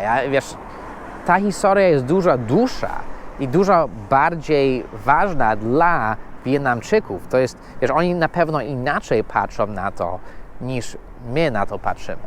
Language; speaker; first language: Polish; non-native, fluent; English